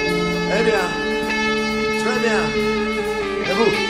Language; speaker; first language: French; non-native, learner; English